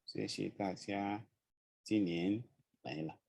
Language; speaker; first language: Chinese; non-native, fluent; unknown